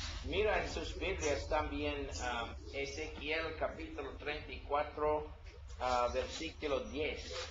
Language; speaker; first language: Spanish; non-native, learner; English